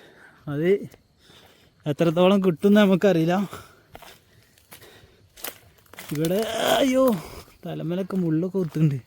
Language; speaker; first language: Malayalam; native; Malayalam